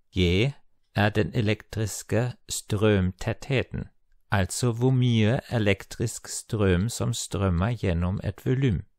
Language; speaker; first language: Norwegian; non-native, fluent; German